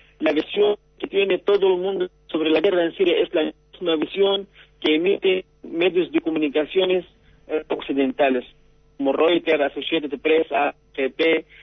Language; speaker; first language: Spanish; non-native, fluent; Arabic